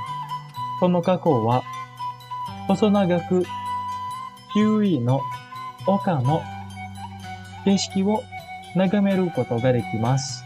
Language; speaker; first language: Japanese; non-native, fluent; Indonesian